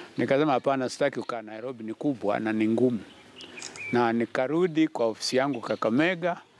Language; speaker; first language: Swahili; non-native, local second language; Luyia